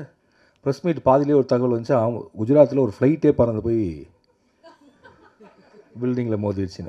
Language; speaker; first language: Tamil; native; Tamil